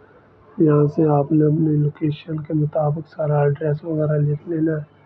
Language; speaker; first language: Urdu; non-native, local second language; Punjabi